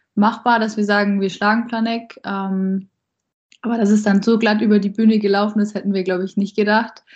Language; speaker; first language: German; native; German